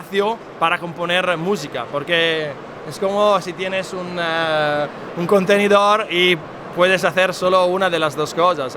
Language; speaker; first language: Spanish; non-native, fluent; Italian